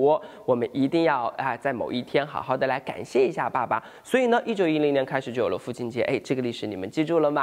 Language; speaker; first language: Chinese; native; Chinese